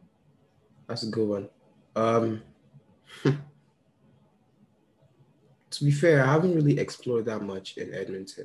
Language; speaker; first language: English; non-native, local second language; Yoruba